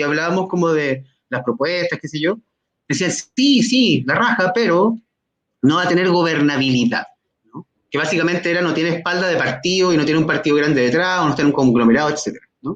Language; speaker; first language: Spanish; native; Spanish